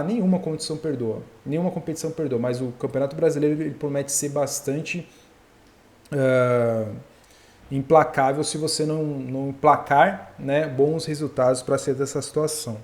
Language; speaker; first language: Portuguese; native; Portuguese